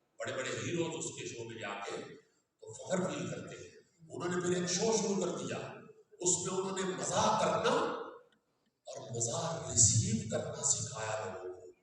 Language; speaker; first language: Urdu; non-native, local second language; Punjabi